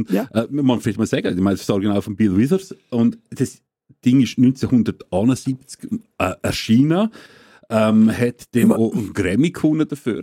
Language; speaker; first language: German; native; German